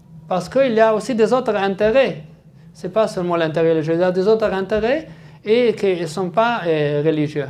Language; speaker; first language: French; non-native, fluent; Arabic